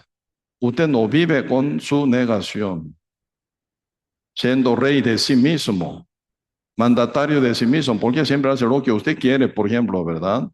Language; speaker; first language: Spanish; non-native, fluent; Korean